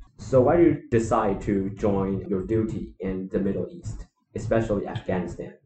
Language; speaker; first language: English; non-native, fluent; Chinese